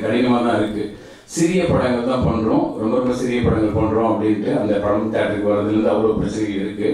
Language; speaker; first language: Tamil; native; Tamil